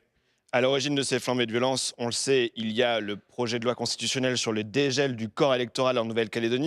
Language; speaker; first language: French; native; French